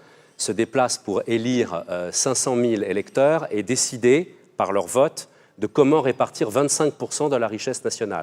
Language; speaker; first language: French; native; French